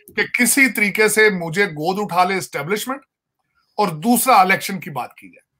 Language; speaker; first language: Urdu; non-native, local second language; Punjabi